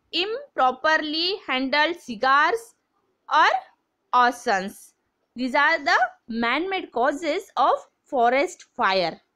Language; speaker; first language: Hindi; non-native, local second language; Marathi